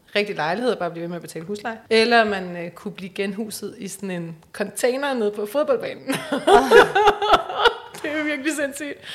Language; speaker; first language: Danish; native; Danish